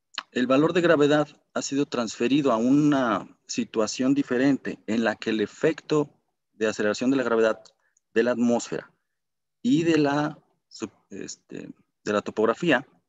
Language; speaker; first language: Spanish; native; Spanish